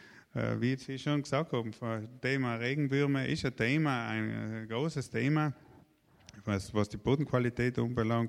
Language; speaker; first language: German; native; German